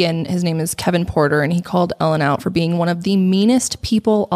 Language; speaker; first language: English; native; English